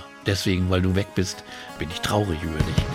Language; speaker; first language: German; native; German